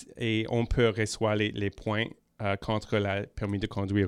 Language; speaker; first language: French; non-native, local second language; English